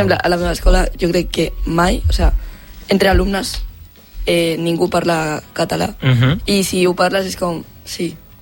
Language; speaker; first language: Catalan; non-native, local second language; Spanish